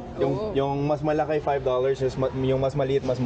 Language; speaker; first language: Filipino; non-native, fluent; English